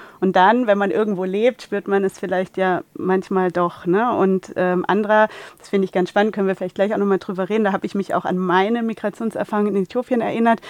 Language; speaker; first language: German; native; German